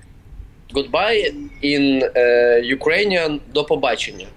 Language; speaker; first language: English; non-native, learner; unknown